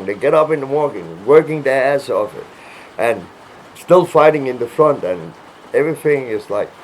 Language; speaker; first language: English; non-native, fluent; Danish